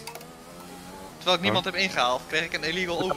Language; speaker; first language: Dutch; native; Dutch